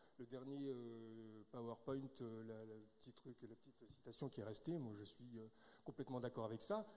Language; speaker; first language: French; native; French